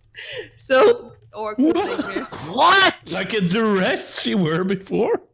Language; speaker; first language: English; non-native, learner; Russian